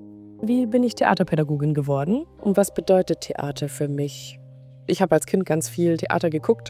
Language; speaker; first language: German; native; German